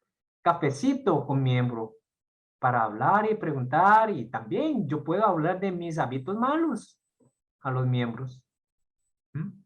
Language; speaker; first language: Spanish; non-native, fluent; Korean